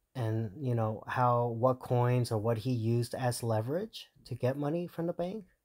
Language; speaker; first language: English; early bilingual, other home language; Korean